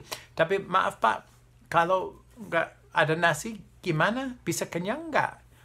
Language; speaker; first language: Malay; non-native, fluent; English